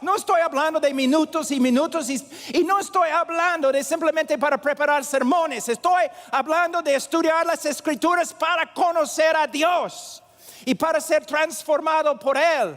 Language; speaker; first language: Spanish; non-native, fluent; English